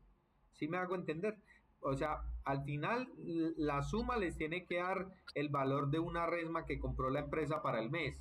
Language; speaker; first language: Spanish; native; Spanish